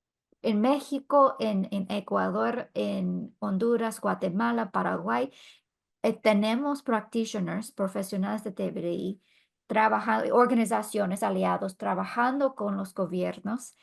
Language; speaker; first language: Spanish; non-native, fluent; English